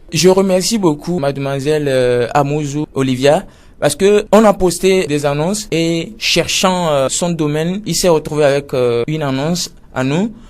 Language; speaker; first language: French; non-native, local second language; Ewe